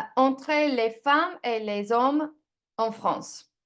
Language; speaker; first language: French; non-native, learner; English